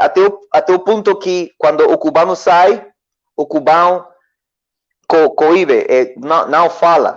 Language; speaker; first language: Portuguese; non-native, learner; Spanish